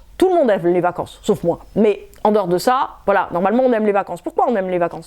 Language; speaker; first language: French; native; French